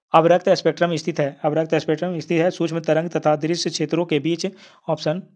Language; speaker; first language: Hindi; native; Hindi